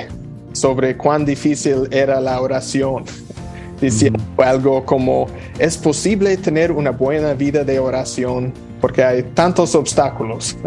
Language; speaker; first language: Spanish; non-native, fluent; English